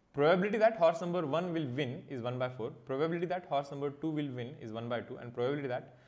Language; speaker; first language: English; non-native, local second language; Marathi